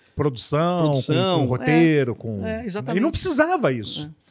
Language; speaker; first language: Portuguese; native; Portuguese